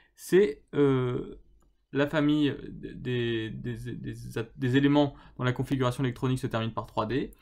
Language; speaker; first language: French; native; French